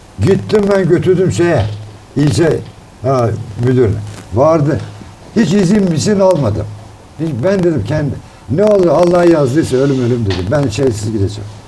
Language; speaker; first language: Turkish; native; Turkish